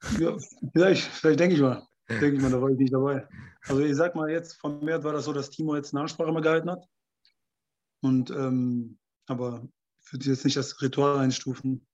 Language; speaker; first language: German; early bilingual, other home language; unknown